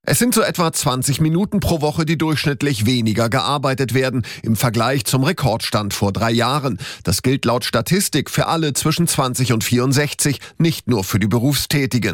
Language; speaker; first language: German; native; German